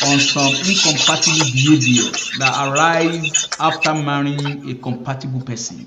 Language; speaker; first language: English; non-native, local second language; Yoruba